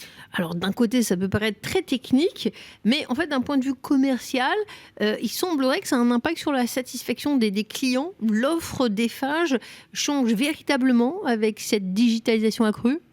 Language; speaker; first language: French; native; French